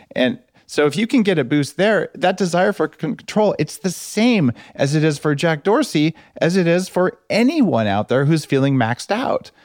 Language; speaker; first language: English; native; English